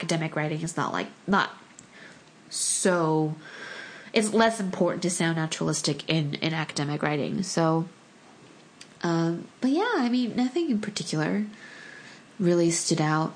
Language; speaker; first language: English; early bilingual, other home language; Korean